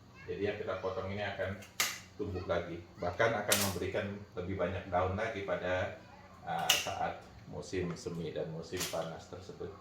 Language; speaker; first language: Indonesian; native; Indonesian